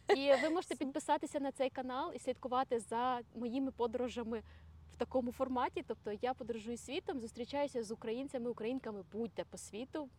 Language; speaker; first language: Ukrainian; native; Ukrainian